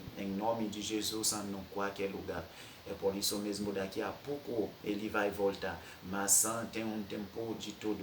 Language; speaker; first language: Portuguese; non-native, fluent; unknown